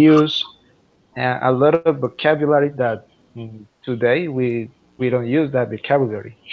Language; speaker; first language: English; non-native, learner; Spanish